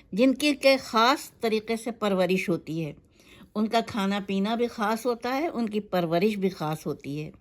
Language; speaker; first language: Urdu; native; Urdu